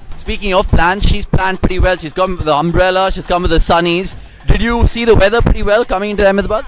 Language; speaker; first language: English; non-native, local second language; Hindi